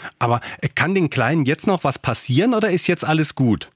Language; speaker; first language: German; native; German